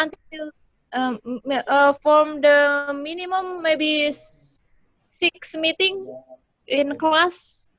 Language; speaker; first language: English; non-native, learner; Indonesian